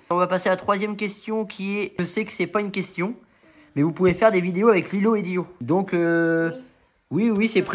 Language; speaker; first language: French; native; French